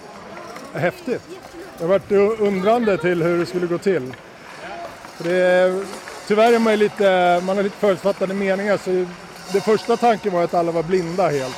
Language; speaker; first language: Swedish; native; Swedish